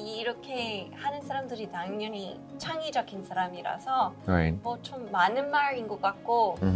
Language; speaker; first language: Korean; non-native, fluent; English